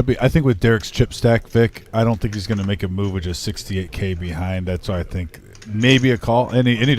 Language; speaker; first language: English; native; English